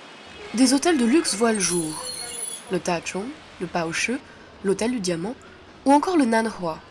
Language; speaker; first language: French; native; French